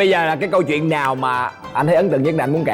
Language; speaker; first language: Vietnamese; native; Vietnamese